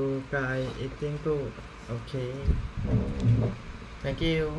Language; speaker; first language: English; non-native, learner; Thai